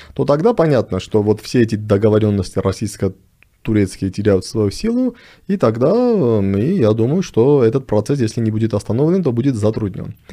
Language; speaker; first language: Russian; non-native, local second language; Armenian